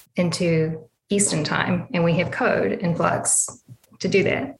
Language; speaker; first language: English; native; English